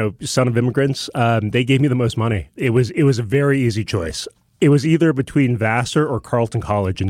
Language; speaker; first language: English; early bilingual, other home language; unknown